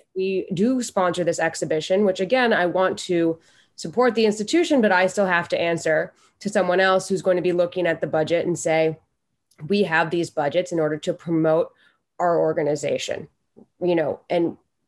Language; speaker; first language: English; native; English